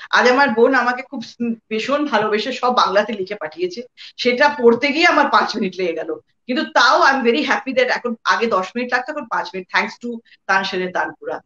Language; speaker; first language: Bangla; early bilingual, heritage; Bangla